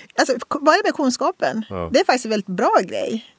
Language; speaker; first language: Swedish; non-native, fluent; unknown